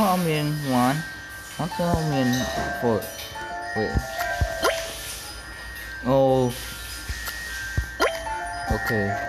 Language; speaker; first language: English; non-native, learner; Indonesian